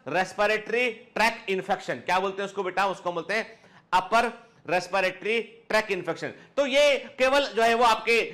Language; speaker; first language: Hindi; native; Hindi